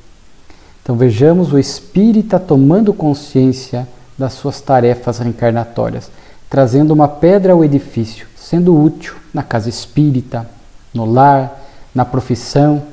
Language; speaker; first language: Portuguese; native; Portuguese